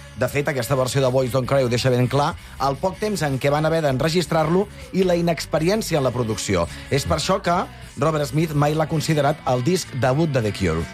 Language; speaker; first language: Catalan; native; Catalan